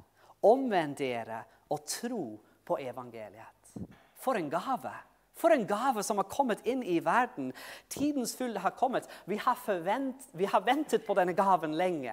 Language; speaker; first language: Norwegian; non-native, fluent; English